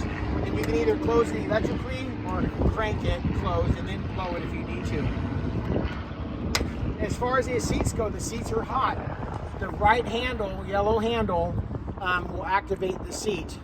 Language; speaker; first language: English; native; English